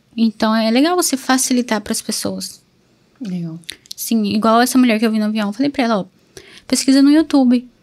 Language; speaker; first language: Portuguese; native; Portuguese